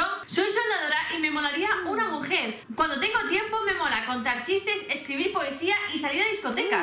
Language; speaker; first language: Spanish; native; Spanish